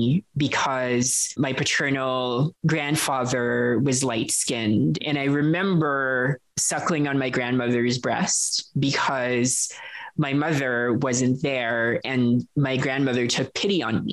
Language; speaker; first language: English; non-native, local second language; Filipino